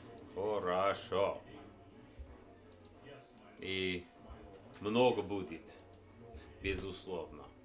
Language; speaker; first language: Russian; non-native, learner; English